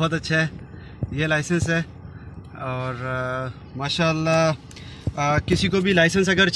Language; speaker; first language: Hindi; non-native, local second language; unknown